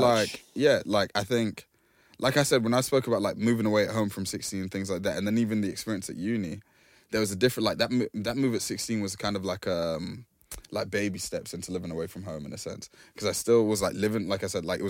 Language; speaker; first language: English; native; English